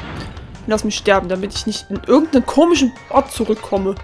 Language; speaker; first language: German; native; German